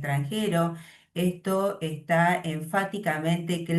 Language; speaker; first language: Spanish; native; Spanish